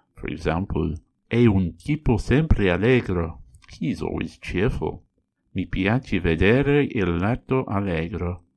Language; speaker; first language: Italian; non-native, learner; English